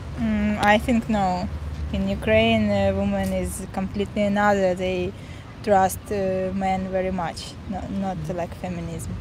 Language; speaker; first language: English; non-native, learner; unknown